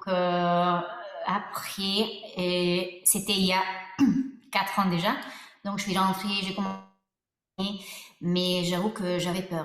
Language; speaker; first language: French; non-native, fluent; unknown